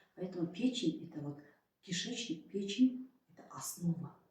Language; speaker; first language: Russian; non-native, local second language; Kazakh